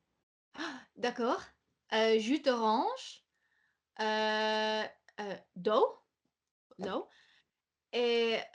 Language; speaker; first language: French; non-native, fluent; English